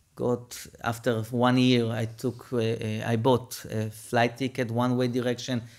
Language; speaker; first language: English; non-native, fluent; Hebrew